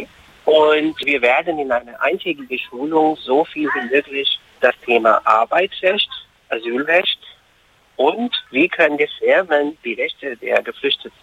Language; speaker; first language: German; non-native, fluent; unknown